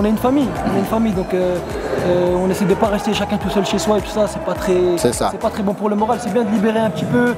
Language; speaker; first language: French; native; French